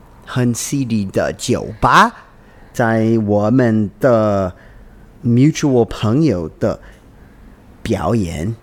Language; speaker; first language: Chinese; non-native, learner; English